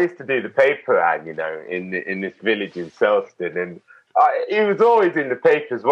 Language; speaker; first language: English; native; English